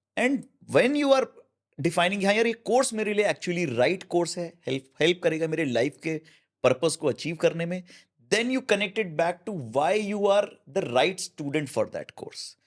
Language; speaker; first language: Hindi; native; Hindi